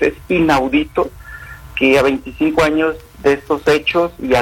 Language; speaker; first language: Spanish; native; Spanish